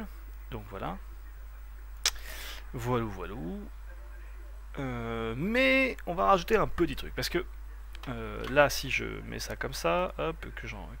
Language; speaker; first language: French; native; French